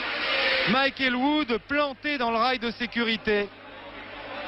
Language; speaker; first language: French; native; French